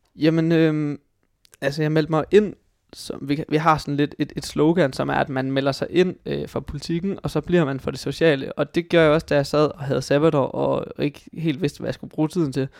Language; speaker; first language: Danish; native; Danish